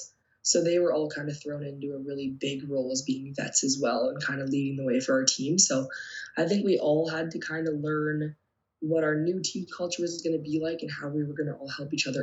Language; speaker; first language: English; native; English